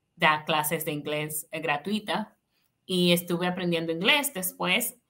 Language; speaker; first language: Spanish; native; Spanish